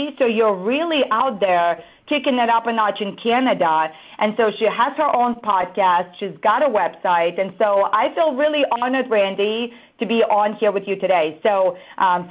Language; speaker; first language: English; non-native, fluent; Russian